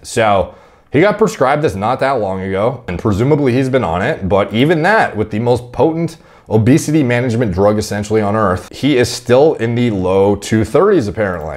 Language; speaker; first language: English; native; English